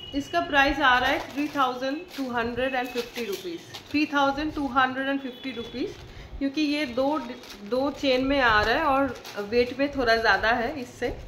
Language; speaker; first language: Hindi; non-native, local second language; Bangla